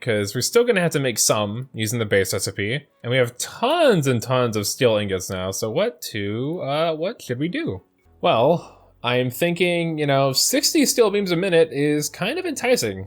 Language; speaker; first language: English; native; English